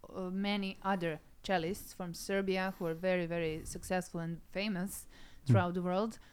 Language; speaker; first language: English; non-native, fluent; Serbian